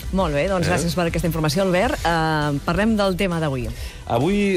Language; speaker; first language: Catalan; native; Catalan